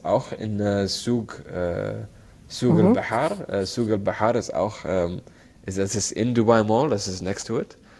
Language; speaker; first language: German; non-native, learner; Arabic